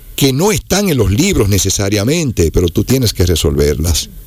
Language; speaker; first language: Spanish; native; Spanish